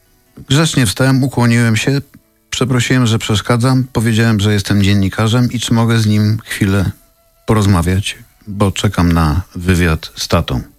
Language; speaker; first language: Polish; native; Polish